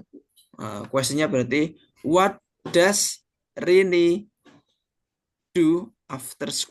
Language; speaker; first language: English; non-native, fluent; Indonesian